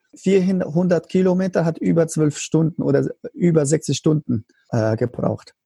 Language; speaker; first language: German; non-native, learner; Arabic